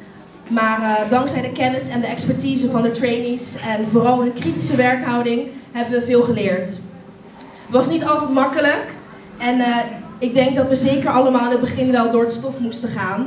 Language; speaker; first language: Dutch; native; Dutch